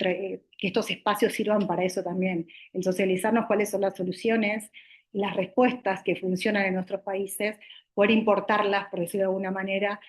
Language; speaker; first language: Spanish; native; Spanish